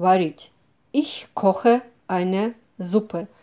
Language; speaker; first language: German; non-native, fluent; Russian